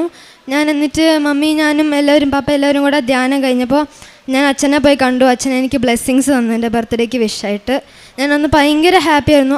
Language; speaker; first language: Malayalam; early bilingual, heritage; Malayalam